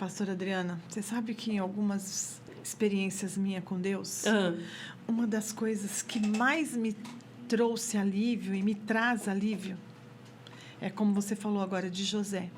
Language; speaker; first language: Portuguese; native; Portuguese